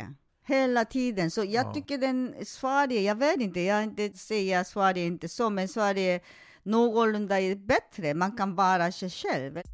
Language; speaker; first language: Swedish; non-native, fluent; Korean